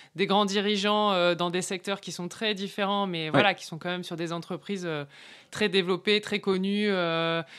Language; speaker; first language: French; native; French